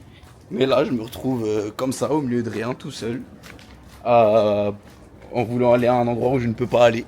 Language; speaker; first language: French; native; French